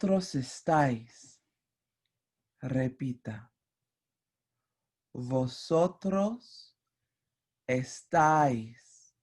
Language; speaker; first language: Spanish; non-native, fluent; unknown